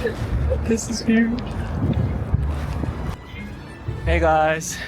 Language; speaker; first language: English; non-native, learner; Korean